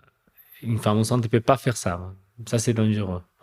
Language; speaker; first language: French; non-native, fluent; Spanish